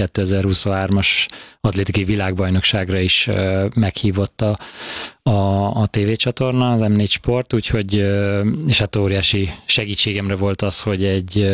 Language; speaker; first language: Hungarian; native; Hungarian